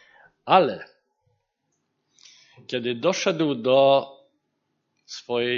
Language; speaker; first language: Polish; native; Polish